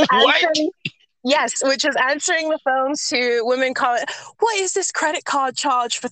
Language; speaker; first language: English; native; English